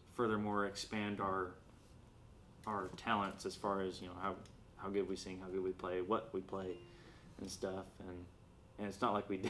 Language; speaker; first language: English; native; English